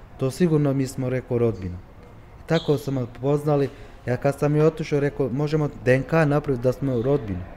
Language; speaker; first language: Croatian; early bilingual, heritage; Turkish